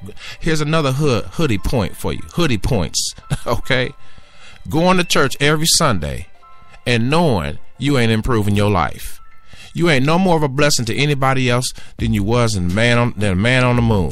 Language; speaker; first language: English; native; English